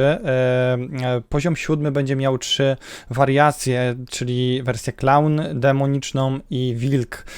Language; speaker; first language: Polish; native; Polish